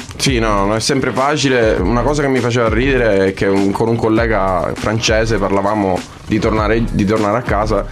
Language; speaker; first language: Italian; native; Italian